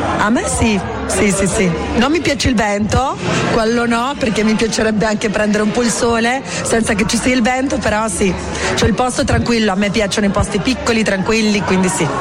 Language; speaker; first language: Italian; early bilingual, heritage; Spanish